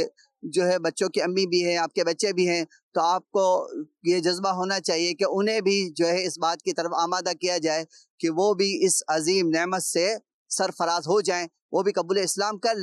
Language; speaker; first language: Urdu; native; Urdu